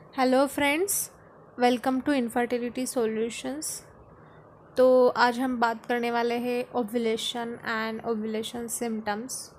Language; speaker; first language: Hindi; non-native, local second language; Marathi